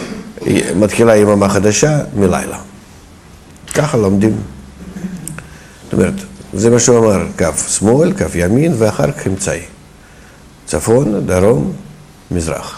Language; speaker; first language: Hebrew; non-native, fluent; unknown